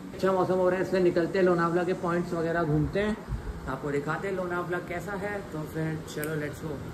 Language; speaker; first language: Hindi; native; Hindi